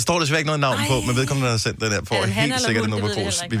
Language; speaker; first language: Danish; native; Danish